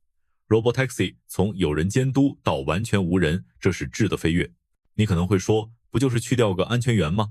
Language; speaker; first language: Chinese; native; Chinese